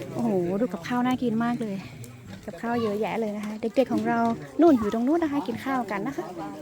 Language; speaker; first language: Thai; non-native, local second language; Karen languages